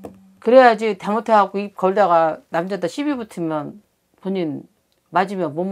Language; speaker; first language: Korean; native; Korean